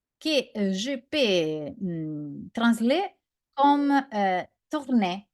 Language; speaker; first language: French; non-native, learner; Italian